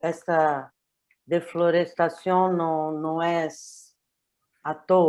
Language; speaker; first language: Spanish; non-native, learner; Portuguese